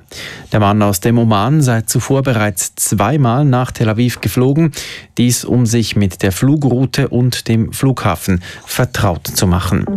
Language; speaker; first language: German; native; German